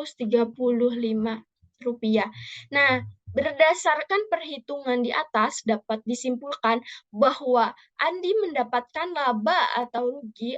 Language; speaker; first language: Indonesian; native; Indonesian